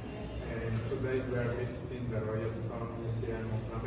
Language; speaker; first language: English; non-native, learner; Spanish